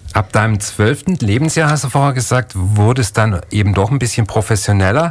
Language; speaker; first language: German; native; German